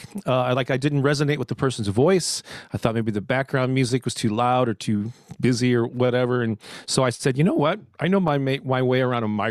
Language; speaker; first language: English; native; English